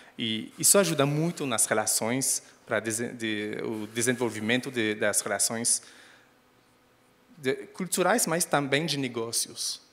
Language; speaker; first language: Portuguese; non-native, fluent; French